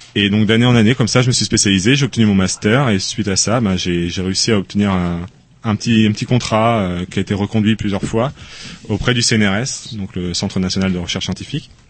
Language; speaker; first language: French; native; French